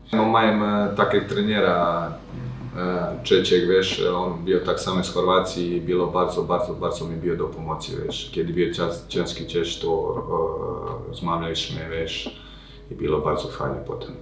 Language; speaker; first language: Polish; non-native, learner; Croatian